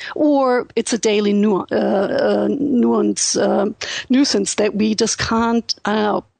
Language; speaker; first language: English; non-native, fluent; German